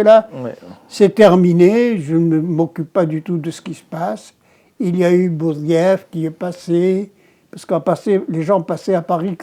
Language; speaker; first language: French; non-native, local second language; Arabic